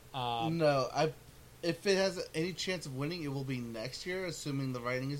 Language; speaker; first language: English; native; English